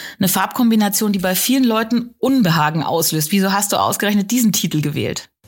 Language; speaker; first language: German; native; German